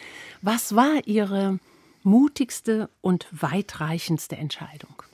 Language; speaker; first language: German; native; German